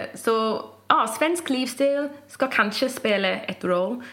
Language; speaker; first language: Swedish; non-native, fluent; English